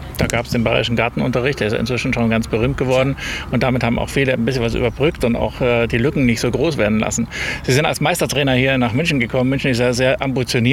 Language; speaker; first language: German; native; German